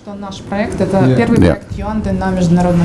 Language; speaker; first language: Russian; native; Russian